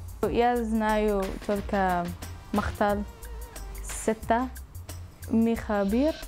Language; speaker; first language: Russian; non-native, learner; Arabic